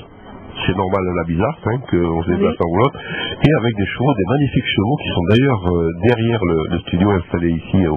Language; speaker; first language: French; native; French